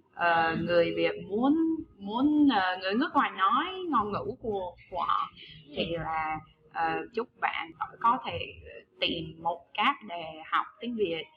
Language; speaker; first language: Vietnamese; non-native, fluent; English